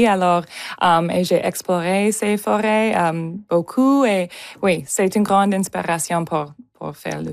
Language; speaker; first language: French; non-native, local second language; English